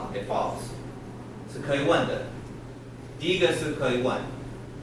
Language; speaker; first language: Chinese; non-native, learner; English